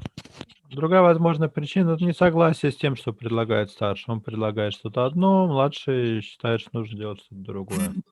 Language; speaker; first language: Russian; native; Russian